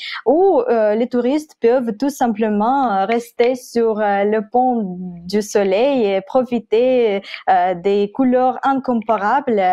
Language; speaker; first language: French; non-native, fluent; Russian